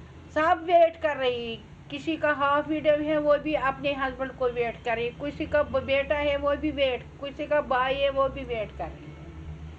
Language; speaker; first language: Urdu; non-native, local second language; Kashmiri